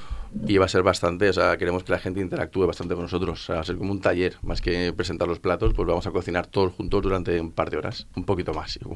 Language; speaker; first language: Spanish; native; Spanish